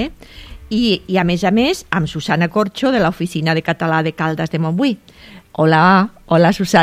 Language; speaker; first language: Catalan; native; Catalan